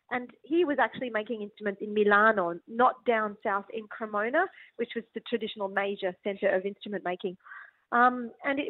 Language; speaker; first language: English; native; English